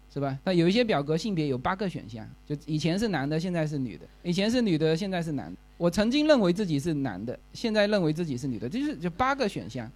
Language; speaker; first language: Chinese; native; Chinese